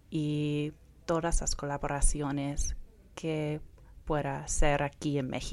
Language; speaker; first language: Spanish; non-native, fluent; English